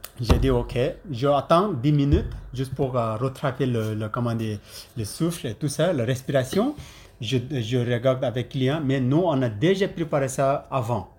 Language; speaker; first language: French; non-native, learner; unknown